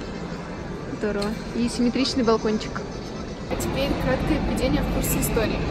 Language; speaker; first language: Russian; native; Russian